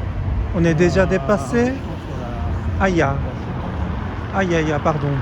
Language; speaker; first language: French; non-native, learner; Japanese